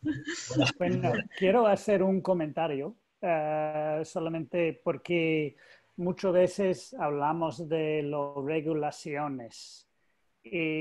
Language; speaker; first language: Spanish; non-native, learner; English